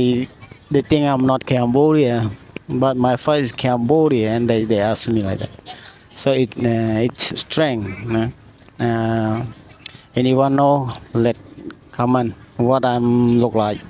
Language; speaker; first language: English; non-native, learner; Khmer